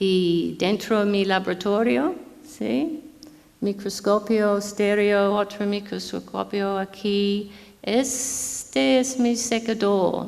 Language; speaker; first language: Spanish; non-native, fluent; English